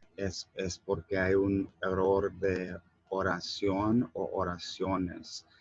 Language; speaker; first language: Spanish; non-native, learner; English